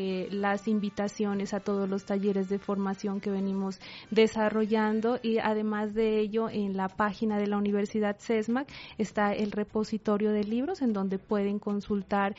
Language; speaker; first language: Spanish; native; Spanish